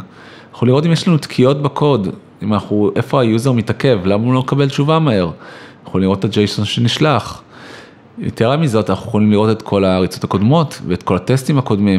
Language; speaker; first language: Hebrew; native; Hebrew